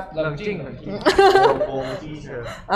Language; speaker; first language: Chinese; non-native, learner; Thai